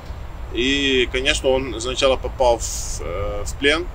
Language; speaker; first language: Russian; non-native, learner; Dutch